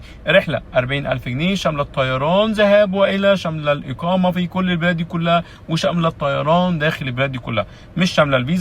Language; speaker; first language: Arabic; native; Arabic